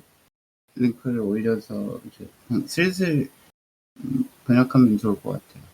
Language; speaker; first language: Korean; early bilingual, heritage; Korean